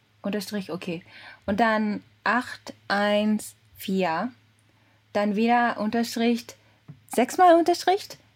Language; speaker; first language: German; early bilingual, other home language; Japanese